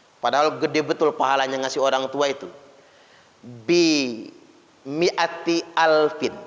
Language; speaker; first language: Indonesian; non-native, local second language; Malay